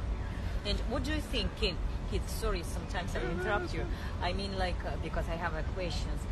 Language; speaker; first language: English; non-native, learner; Russian